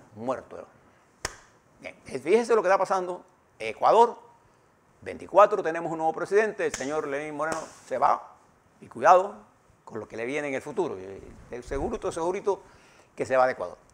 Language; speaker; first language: Spanish; native; Spanish